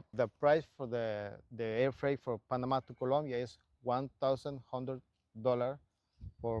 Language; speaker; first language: English; non-native, learner; Spanish